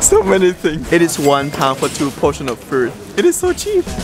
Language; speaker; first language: English; non-native, fluent; Vietnamese